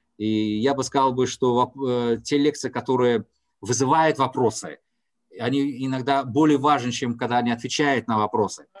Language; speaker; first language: Russian; non-native, local second language; Tajik